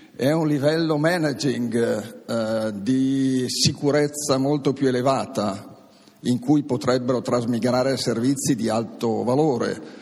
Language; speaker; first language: Italian; native; Italian